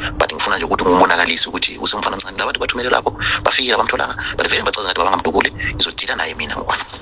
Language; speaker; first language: Zulu; non-native, fluent; Nyanja